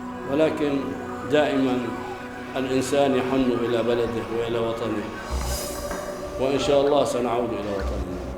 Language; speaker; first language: Arabic; native; Arabic